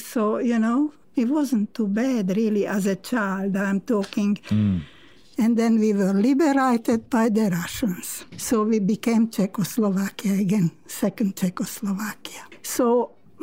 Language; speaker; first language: English; non-native, fluent; Slovak